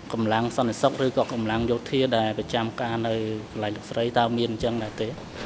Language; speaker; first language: Khmer; native; Khmer